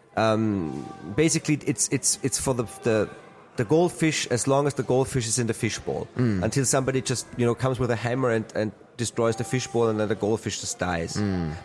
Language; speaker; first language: English; non-native, fluent; German